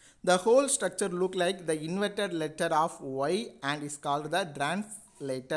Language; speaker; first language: English; non-native, local second language; Tamil